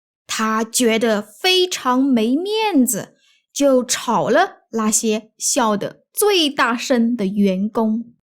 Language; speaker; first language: Chinese; native; Chinese